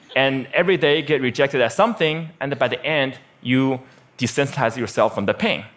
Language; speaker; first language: English; non-native, fluent; Chinese